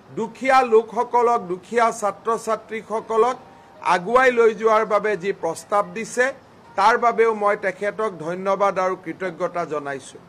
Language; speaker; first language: Assamese; native; Assamese